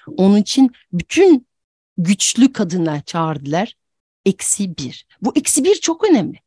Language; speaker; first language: Turkish; non-native, fluent; French